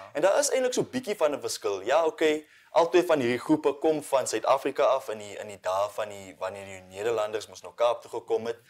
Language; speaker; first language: Afrikaans; non-native, local second language; English